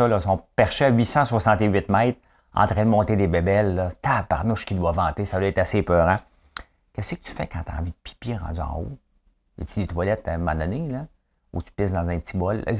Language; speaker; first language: French; native; French